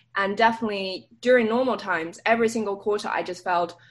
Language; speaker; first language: English; native; English